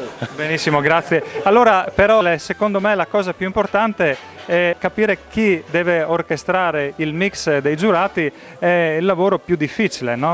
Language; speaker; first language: Italian; native; Italian